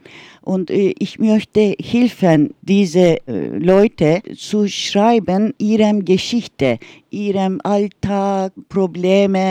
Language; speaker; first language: German; non-native, learner; Turkish